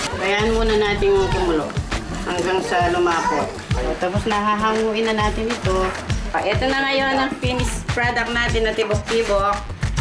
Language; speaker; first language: Filipino; non-native, local second language; Pampanga